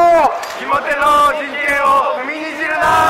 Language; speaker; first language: Japanese; native; Japanese